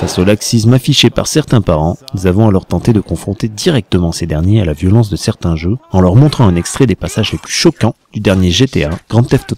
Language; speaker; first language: French; native; French